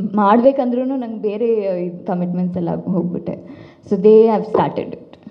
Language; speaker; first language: Kannada; non-native, local second language; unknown